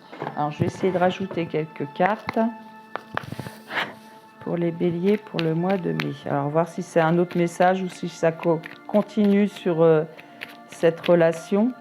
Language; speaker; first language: French; native; French